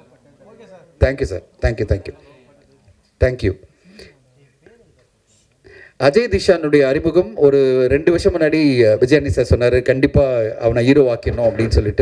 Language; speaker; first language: Tamil; native; Tamil